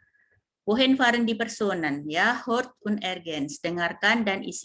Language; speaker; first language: German; non-native, fluent; Indonesian